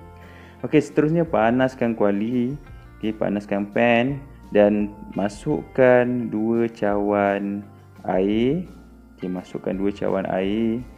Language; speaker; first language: Malay; native; Malay